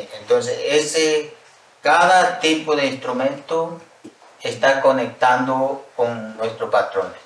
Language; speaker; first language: Spanish; non-native, local second language; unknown